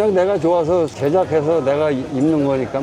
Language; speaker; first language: Korean; native; Korean